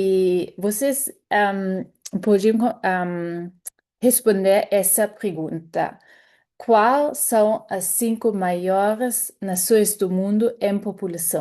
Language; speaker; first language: Portuguese; non-native, fluent; German